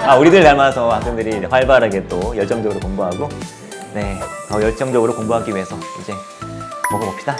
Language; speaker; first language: Korean; native; Korean